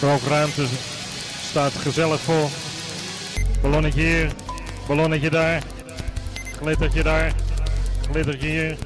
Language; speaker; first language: Dutch; native; Dutch